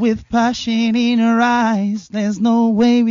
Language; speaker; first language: English; non-native, local second language; Venda